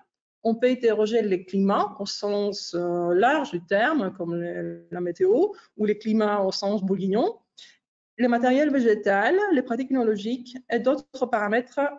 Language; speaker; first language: French; non-native, fluent; Greek